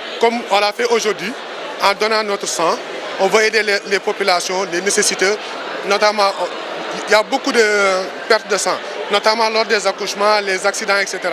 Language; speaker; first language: French; non-native, local second language; Wolof